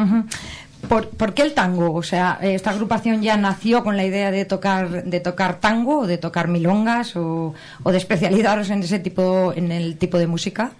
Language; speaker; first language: Spanish; native; Spanish